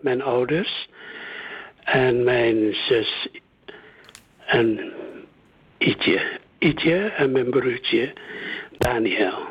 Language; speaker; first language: Dutch; early bilingual, other home language; Indonesian